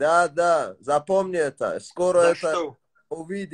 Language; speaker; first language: Russian; non-native, learner; Tajik